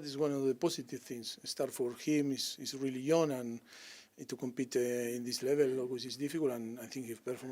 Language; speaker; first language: English; non-native, fluent; Spanish